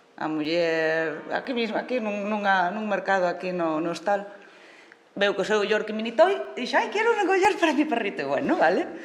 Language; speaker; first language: Galician; non-native, local second language; Spanish